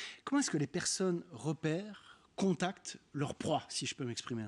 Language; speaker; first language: French; native; French